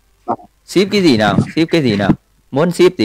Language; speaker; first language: Vietnamese; native; Vietnamese